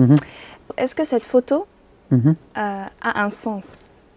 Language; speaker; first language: French; native; French